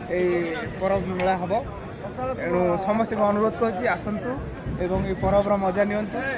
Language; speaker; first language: Odia; native; Odia